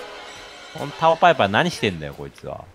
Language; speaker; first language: Japanese; native; Japanese